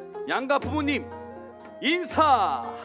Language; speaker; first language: Korean; native; Korean